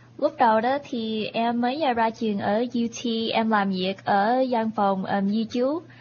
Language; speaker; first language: Vietnamese; early bilingual, heritage; Vietnamese